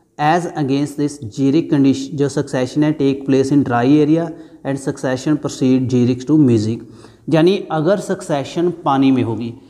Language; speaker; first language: Hindi; non-native, local second language; Punjabi